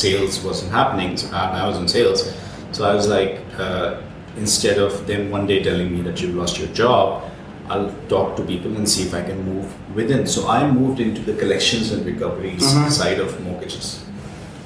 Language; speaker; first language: English; non-native, local second language; Urdu